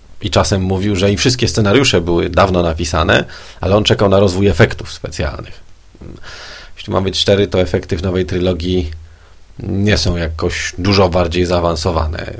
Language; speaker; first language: Polish; native; Polish